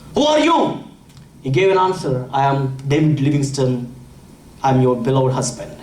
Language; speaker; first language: English; non-native, local second language; Telugu